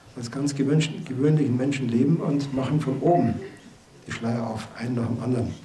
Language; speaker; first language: German; native; German